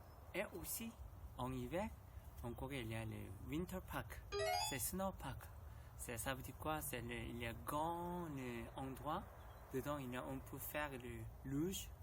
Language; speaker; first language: French; non-native, learner; Korean